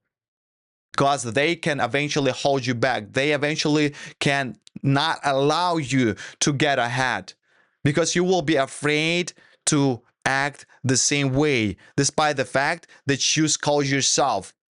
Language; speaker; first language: English; non-native, fluent; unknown